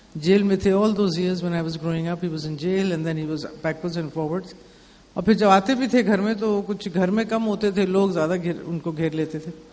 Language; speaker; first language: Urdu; non-native, local second language; Punjabi